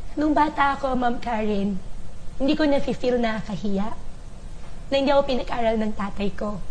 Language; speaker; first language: Filipino; non-native, local second language; Chinese